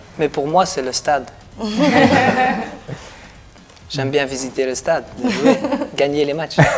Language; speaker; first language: French; non-native, local second language; Dutch